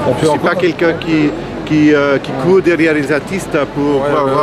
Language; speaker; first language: French; non-native, local second language; Dutch